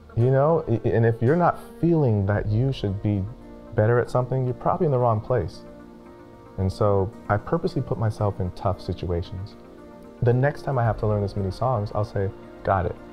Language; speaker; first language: English; native; English